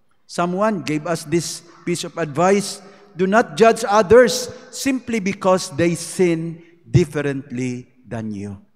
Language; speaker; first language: English; non-native, local second language; Cebuano